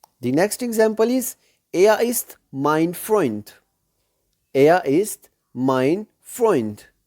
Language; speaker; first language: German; non-native, learner; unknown